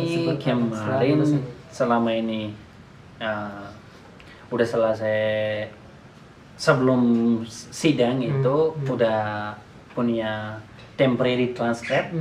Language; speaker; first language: Indonesian; non-native, learner; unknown